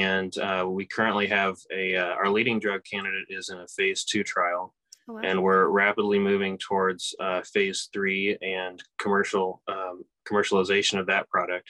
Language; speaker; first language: English; native; English